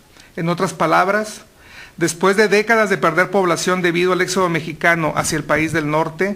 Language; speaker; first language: Spanish; native; Spanish